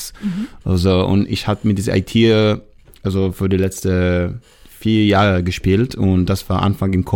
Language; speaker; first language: German; non-native, fluent; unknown